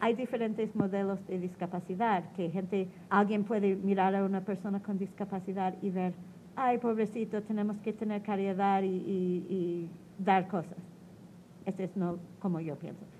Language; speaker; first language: Spanish; non-native, learner; English